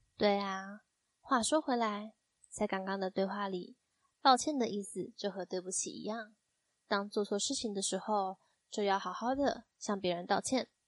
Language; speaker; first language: Chinese; native; Chinese